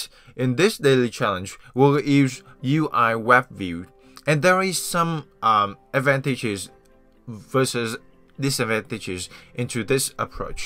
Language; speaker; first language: English; non-native, fluent; Vietnamese